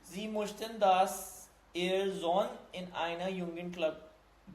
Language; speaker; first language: German; non-native, learner; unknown